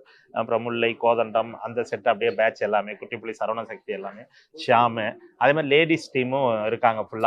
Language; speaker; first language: Tamil; native; Tamil